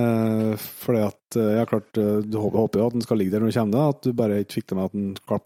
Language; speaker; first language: Norwegian; native; Norwegian